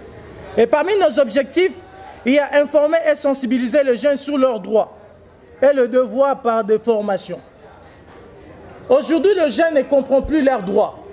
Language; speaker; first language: French; non-native, local second language; Lingala